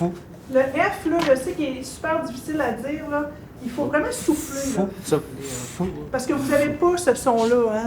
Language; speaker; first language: French; native; French